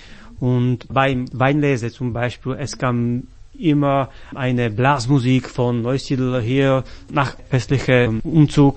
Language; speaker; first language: German; non-native, fluent; Slovak